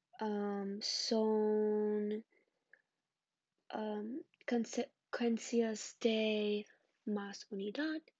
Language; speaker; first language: Spanish; non-native, learner; English